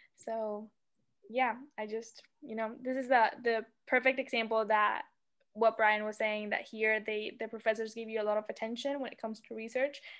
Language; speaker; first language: English; non-native, fluent; Spanish